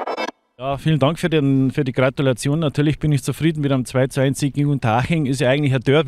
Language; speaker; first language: German; native; German